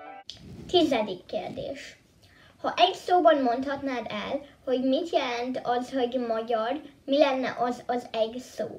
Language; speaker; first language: Hungarian; early bilingual, heritage; Hungarian